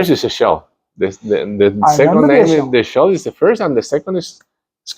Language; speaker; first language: English; non-native, learner; Spanish